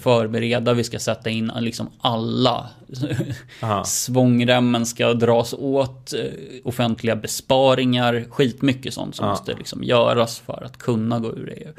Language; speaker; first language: Swedish; native; Swedish